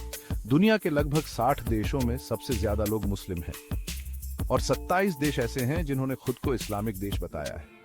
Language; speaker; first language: Hindi; native; Hindi